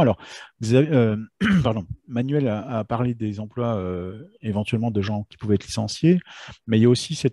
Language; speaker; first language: French; native; French